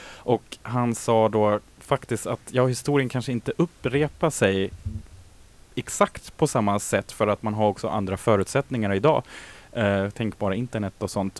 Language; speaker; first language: Swedish; native; Swedish